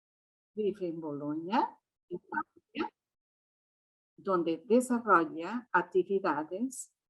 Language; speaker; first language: Spanish; non-native, fluent; Italian